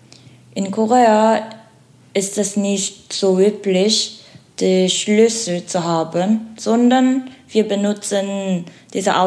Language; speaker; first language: German; non-native, learner; Korean